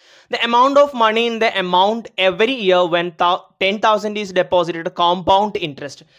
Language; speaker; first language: English; non-native, local second language; Malayalam